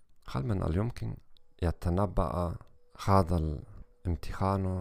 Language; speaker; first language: Arabic; non-native, learner; German